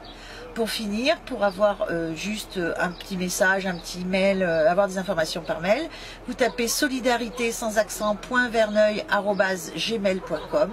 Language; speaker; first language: French; native; French